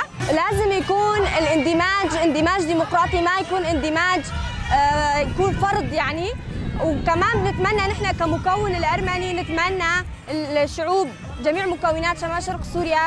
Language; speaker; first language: Arabic; non-native, local second language; Armenian